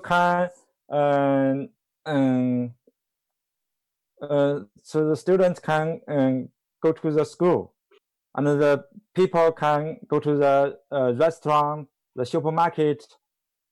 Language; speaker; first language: English; non-native, learner; Chinese